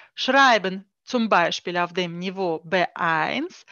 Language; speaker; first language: German; non-native, fluent; Russian